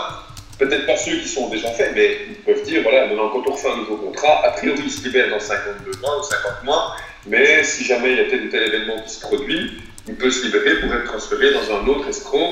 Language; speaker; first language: French; native; French